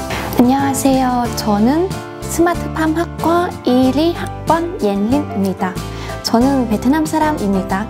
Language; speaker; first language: Korean; non-native, learner; Vietnamese